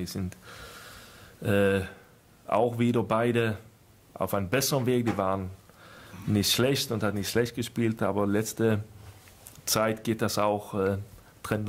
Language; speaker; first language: German; non-native, fluent; Swedish